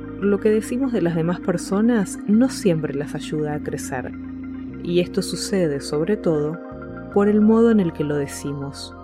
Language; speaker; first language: Spanish; native; Spanish